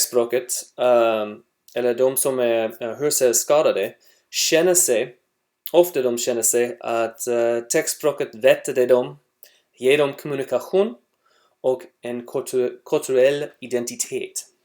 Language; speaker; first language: Swedish; non-native, learner; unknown